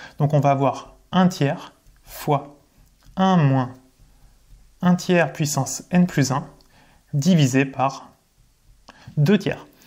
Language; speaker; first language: French; native; French